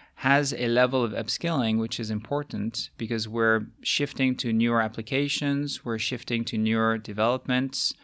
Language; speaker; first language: English; non-native, fluent; French